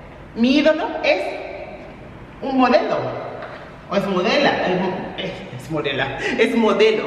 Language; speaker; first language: Spanish; non-native, fluent; English